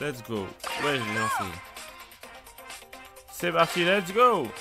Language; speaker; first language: French; native; French